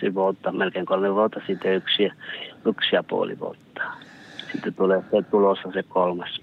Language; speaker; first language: Finnish; non-native, learner; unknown